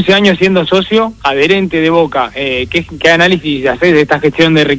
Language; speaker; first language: Spanish; native; Spanish